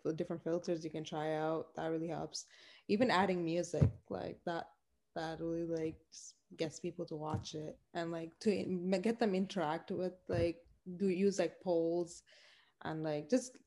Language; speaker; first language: English; non-native, local second language; Tamil